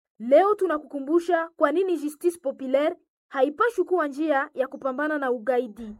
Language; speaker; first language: Swahili; non-native, local second language; Nande